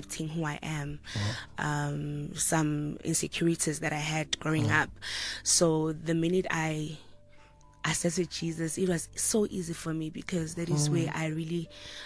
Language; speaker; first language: English; non-native, local second language; Zulu